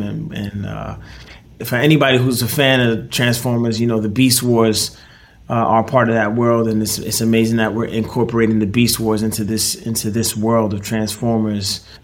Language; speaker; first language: English; native; English